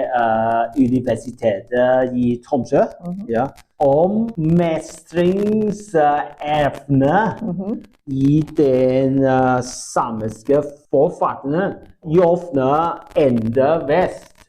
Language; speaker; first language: Norwegian; non-native, learner; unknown